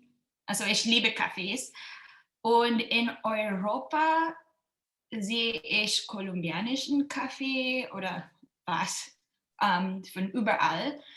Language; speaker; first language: German; non-native, learner; Filipino